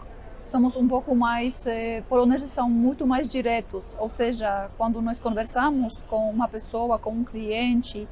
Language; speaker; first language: Portuguese; non-native, fluent; Polish